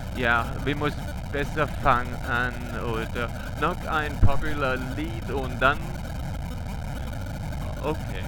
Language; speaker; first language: German; non-native, learner; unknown